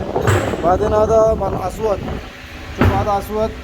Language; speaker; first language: Arabic; non-native, learner; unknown